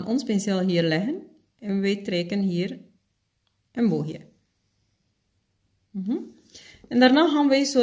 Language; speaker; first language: Dutch; non-native, fluent; Spanish